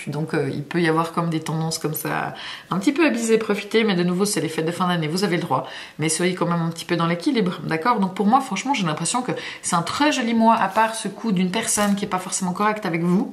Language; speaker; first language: French; native; French